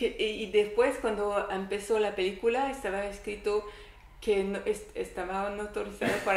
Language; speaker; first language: Spanish; non-native, learner; French